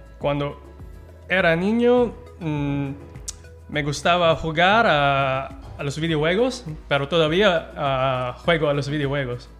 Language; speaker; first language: Spanish; non-native, fluent; Filipino